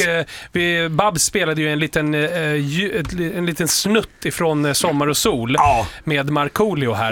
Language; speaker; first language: Swedish; native; Swedish